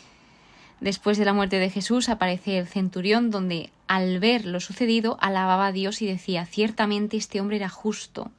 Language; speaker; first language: Spanish; native; Spanish